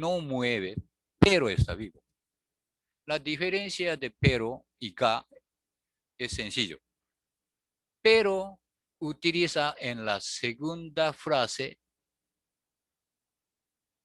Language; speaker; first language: Spanish; non-native, learner; Japanese